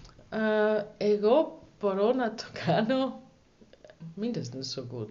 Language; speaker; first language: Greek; non-native, learner; German